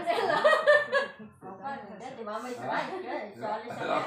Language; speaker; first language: German; non-native, learner; Filipino